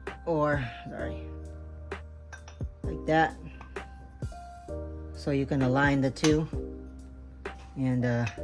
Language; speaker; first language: English; native; English